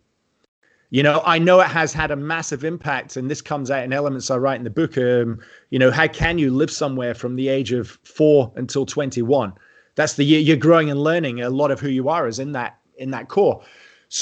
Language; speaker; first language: English; native; English